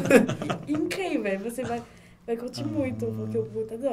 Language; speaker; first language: Portuguese; non-native, learner; French